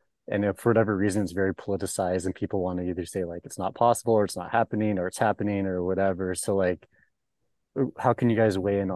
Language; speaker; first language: English; native; English